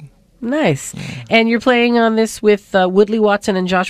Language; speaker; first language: English; native; English